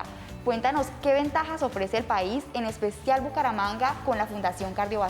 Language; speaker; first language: Spanish; native; Spanish